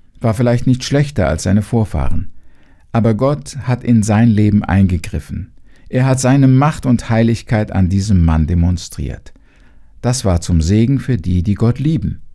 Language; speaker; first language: German; native; German